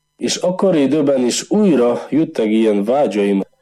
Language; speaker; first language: Hungarian; non-native, learner; Polish